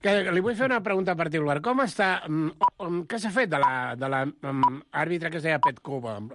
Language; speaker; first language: Catalan; non-native, local second language; Spanish